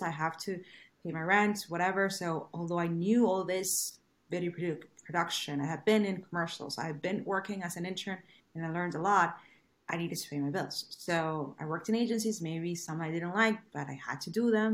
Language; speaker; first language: English; non-native, fluent; Spanish